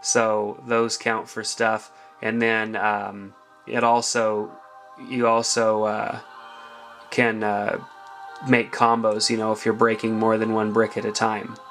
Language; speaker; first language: English; native; English